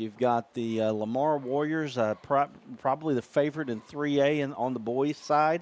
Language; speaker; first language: English; native; English